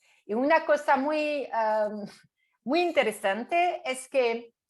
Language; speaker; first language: Spanish; non-native, fluent; French